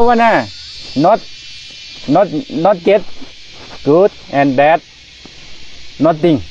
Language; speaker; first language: English; non-native, learner; Thai